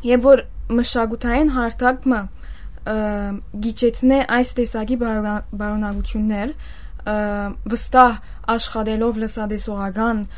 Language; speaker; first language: Armenian; early bilingual, heritage; Armenian